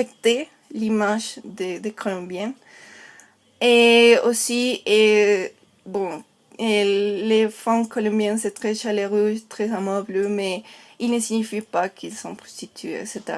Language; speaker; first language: French; non-native, learner; Spanish